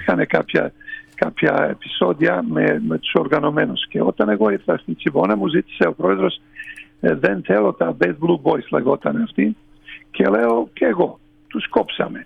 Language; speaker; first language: Greek; non-native, fluent; Serbian